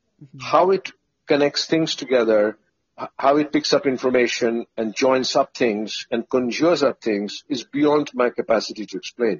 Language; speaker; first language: English; non-native, local second language; Bangla